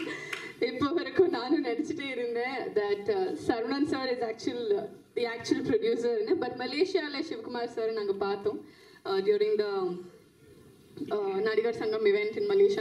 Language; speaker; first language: Tamil; non-native, fluent; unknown